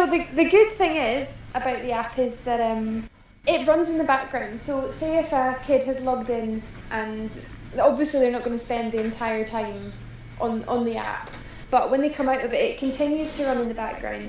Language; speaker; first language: English; native; English